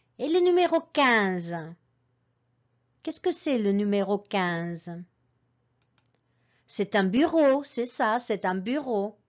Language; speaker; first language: French; non-native, fluent; English